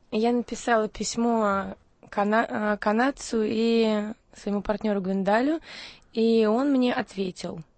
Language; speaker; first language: Russian; native; Russian